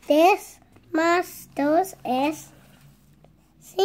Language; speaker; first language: Spanish; early bilingual, heritage; Spanish